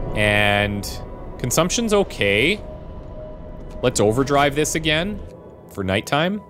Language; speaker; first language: English; native; English